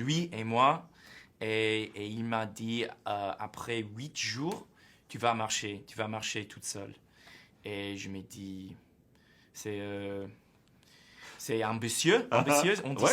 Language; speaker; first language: French; non-native, fluent; English